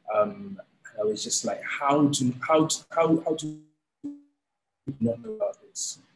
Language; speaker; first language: English; native; English